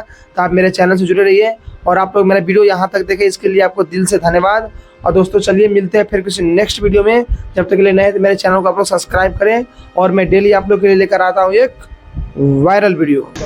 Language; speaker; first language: Hindi; native; Hindi